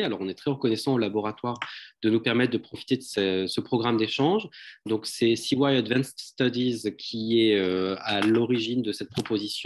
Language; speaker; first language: French; native; French